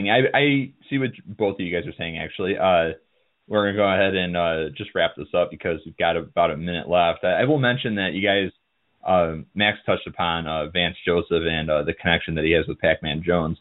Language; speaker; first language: English; native; English